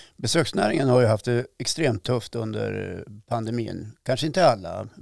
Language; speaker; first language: Swedish; native; Swedish